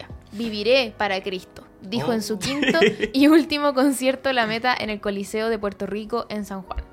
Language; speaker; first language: Spanish; native; Spanish